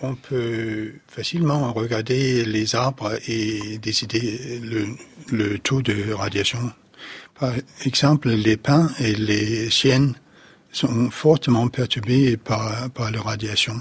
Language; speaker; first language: French; non-native, fluent; Danish